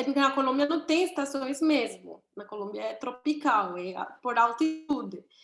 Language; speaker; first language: Portuguese; non-native, fluent; Spanish